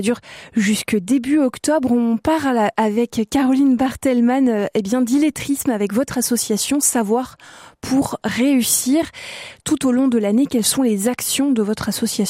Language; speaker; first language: French; native; French